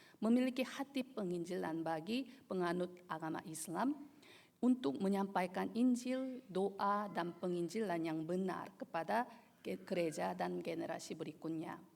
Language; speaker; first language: Indonesian; non-native, fluent; Korean